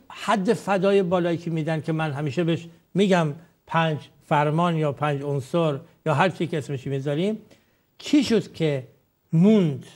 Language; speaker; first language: Persian; native; Persian